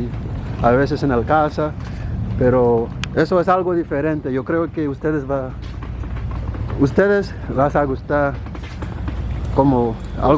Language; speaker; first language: Spanish; non-native, learner; Haitian Creole